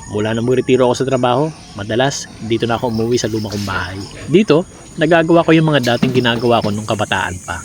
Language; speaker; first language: Filipino; non-native, local second language; Cebuano